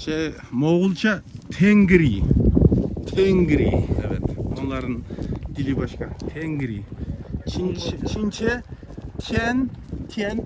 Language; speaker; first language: Turkish; non-native, learner; Kazakh